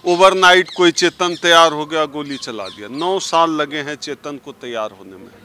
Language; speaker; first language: Hindi; native; Hindi